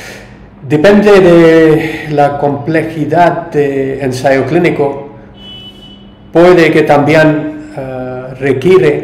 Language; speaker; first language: Spanish; non-native, learner; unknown